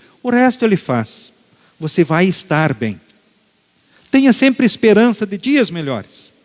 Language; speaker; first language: Portuguese; native; Portuguese